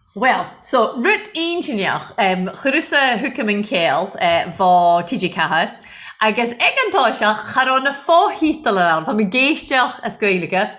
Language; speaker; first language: Irish; non-native, local second language; English